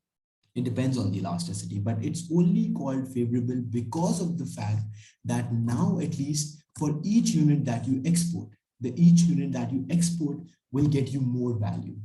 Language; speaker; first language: English; non-native, local second language; Urdu